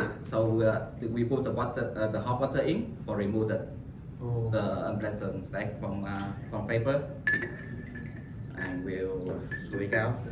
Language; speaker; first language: English; non-native, learner; Vietnamese